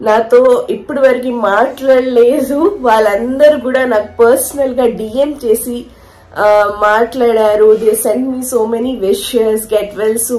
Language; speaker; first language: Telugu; native; Telugu